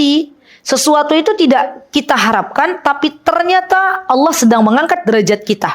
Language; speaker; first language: Indonesian; native; Indonesian